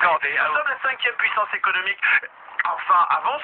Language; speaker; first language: French; native; French